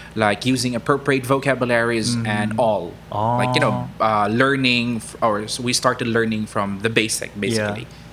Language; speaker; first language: English; non-native, local second language; Cebuano